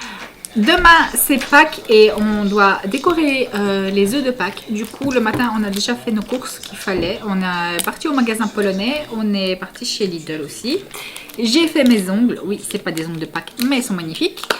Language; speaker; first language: French; early bilingual, other home language; Polish